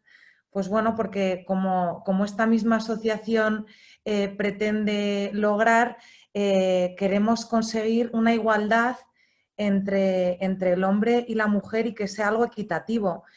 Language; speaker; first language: Spanish; native; Spanish